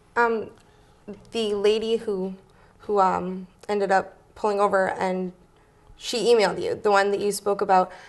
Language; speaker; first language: English; native; English